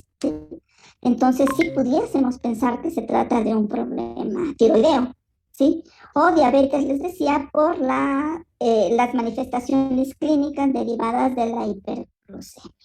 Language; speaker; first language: Spanish; native; Spanish